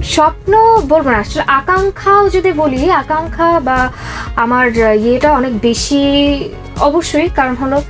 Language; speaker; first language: Bangla; native; Bangla